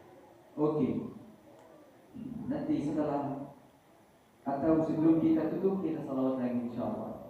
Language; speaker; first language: Indonesian; non-native, fluent; Arabic